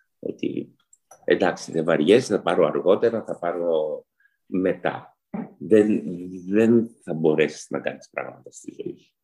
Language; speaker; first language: Greek; early bilingual, heritage; Greek